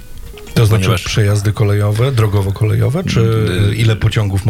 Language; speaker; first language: Polish; native; Polish